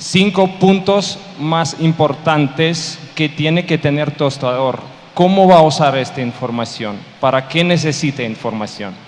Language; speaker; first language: Spanish; non-native, learner; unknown